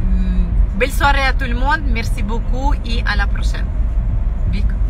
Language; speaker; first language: French; non-native, fluent; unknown